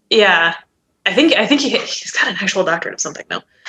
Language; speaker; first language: English; native; English